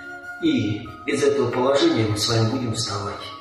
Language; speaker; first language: Russian; native; Russian